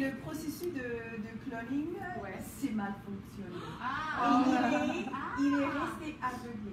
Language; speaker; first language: French; non-native, learner; English